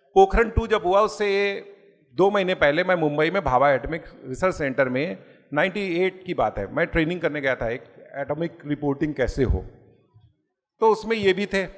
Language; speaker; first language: Hindi; native; Hindi